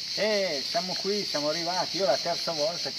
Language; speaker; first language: Italian; native; Italian